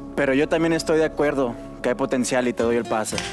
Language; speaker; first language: Spanish; native; Spanish